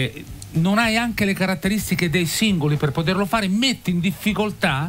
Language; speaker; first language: Italian; native; Italian